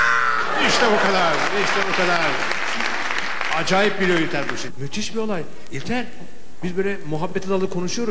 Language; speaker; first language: Turkish; native; Turkish